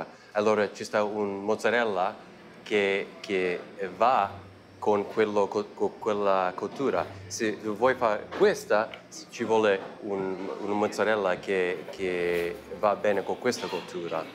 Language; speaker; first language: Italian; early bilingual, heritage; Italian